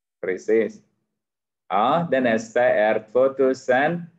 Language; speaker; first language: Swedish; non-native, fluent; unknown